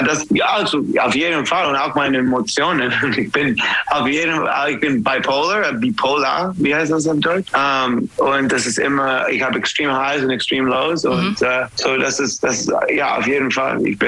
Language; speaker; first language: German; non-native, learner; English